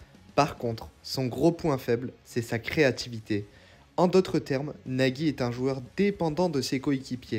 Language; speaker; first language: French; native; French